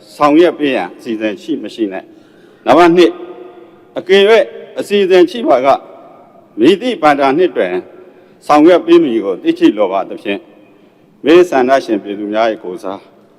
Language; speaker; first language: Burmese; native; Burmese